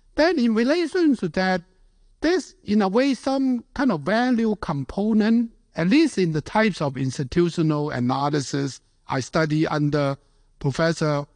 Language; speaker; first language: English; non-native, local second language; Cantonese